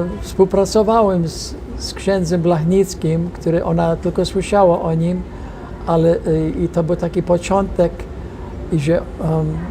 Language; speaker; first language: Polish; non-native, fluent; English